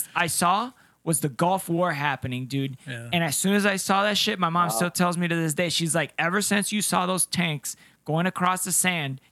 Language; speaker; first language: English; non-native, fluent; Spanish